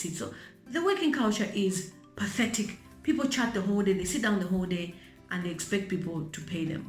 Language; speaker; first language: English; non-native, local second language; Bemba